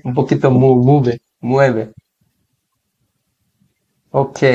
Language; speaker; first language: Spanish; non-native, learner; Korean